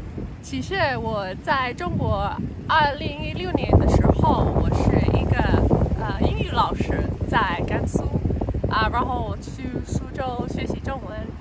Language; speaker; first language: Chinese; non-native, fluent; English